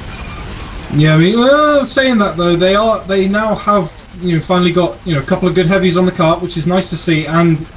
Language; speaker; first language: English; native; English